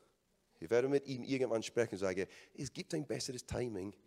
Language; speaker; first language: German; non-native, fluent; English